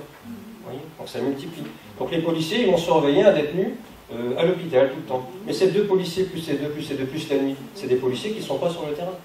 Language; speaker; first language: French; native; French